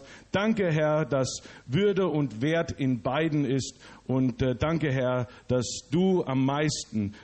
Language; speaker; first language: German; early bilingual, other home language; English